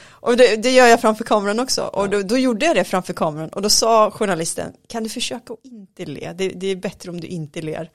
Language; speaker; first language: Swedish; early bilingual, other home language; Arabic